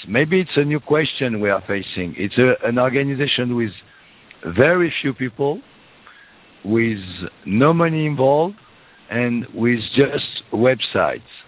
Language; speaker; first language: English; non-native, fluent; French